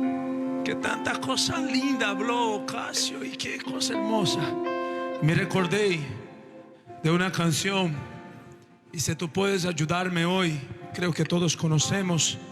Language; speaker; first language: Spanish; non-native, local second language; Portuguese